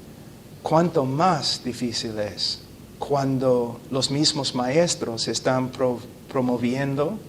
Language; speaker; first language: Spanish; non-native, fluent; English